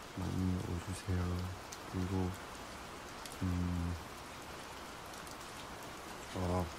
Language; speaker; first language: Korean; non-native, learner; Chinese